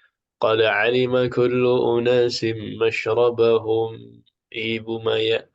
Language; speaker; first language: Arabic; non-native, fluent; Indonesian